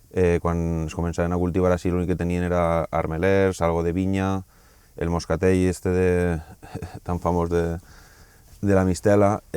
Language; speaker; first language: Catalan; native; Catalan